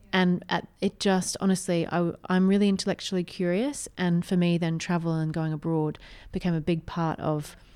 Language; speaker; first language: English; native; English